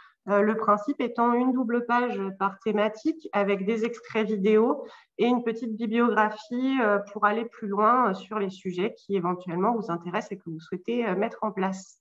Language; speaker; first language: French; native; French